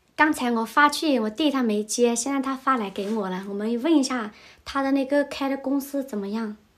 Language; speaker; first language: Chinese; non-native, fluent; Vietnamese